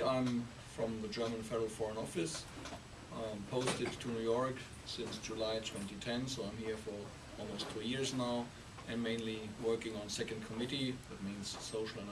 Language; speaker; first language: English; non-native, fluent; German